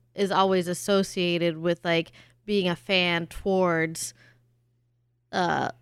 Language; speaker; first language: English; early bilingual, other home language; German